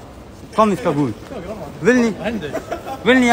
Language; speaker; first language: Swedish; non-native, learner; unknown